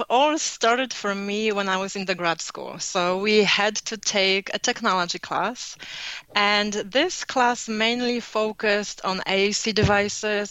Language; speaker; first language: English; non-native, fluent; Polish